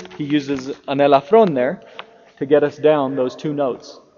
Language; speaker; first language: English; native; English